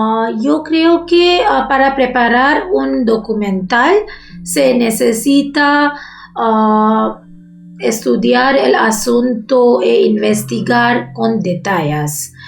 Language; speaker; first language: Spanish; non-native, learner; Bangla